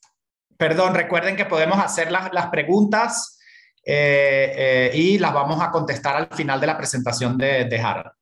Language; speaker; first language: Spanish; native; Spanish